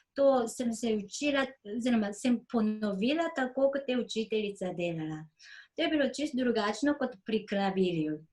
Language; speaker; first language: Slovenian; non-native, fluent; Japanese